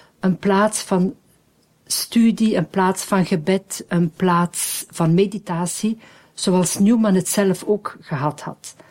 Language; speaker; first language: Dutch; native; Dutch